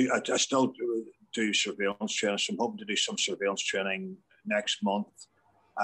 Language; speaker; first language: English; native; English